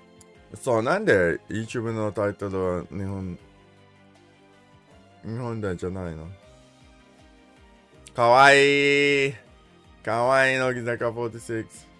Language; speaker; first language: Japanese; non-native, learner; English